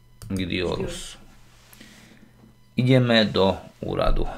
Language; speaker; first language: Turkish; non-native, fluent; Slovak